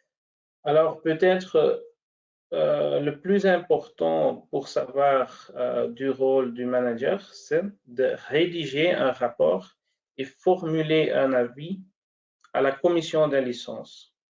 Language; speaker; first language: French; non-native, local second language; Dutch